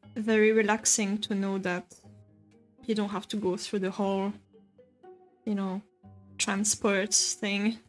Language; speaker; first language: English; non-native, fluent; French